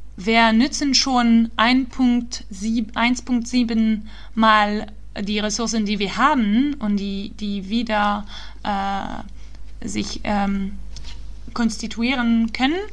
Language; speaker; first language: German; early bilingual, heritage; German